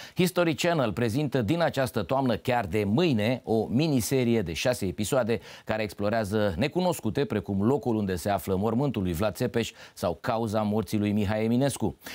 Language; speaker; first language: Romanian; native; Romanian